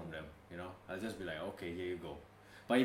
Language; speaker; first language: English; non-native, learner; Japanese